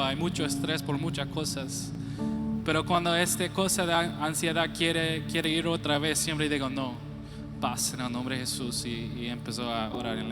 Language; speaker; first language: Spanish; non-native, fluent; English